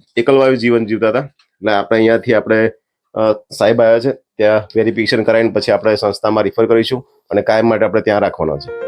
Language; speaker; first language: Gujarati; native; Gujarati